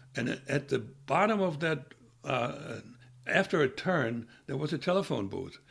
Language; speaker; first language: English; non-native, fluent; German